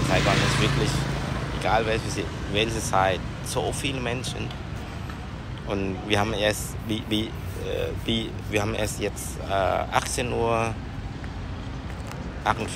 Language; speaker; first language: German; non-native, learner; Vietnamese